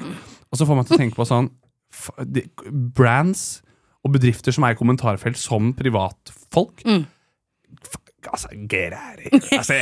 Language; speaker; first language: Norwegian; native; Norwegian